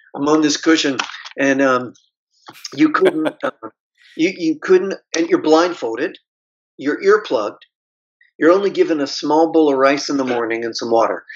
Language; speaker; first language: English; native; English